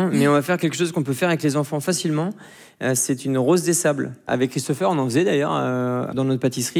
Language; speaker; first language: French; native; French